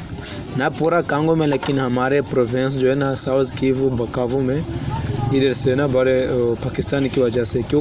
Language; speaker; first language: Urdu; non-native, learner; Swahili